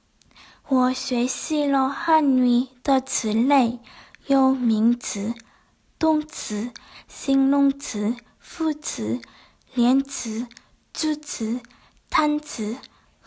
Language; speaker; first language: Chinese; non-native, learner; Korean